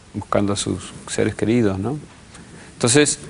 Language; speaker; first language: Spanish; early bilingual, heritage; Spanish